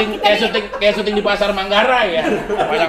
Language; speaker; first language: Indonesian; native; Indonesian